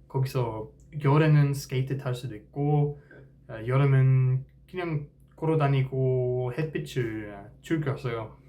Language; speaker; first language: Korean; non-native, fluent; English